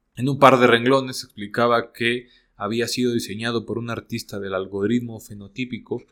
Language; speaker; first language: Spanish; native; Spanish